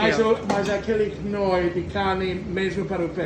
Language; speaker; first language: Portuguese; non-native, learner; English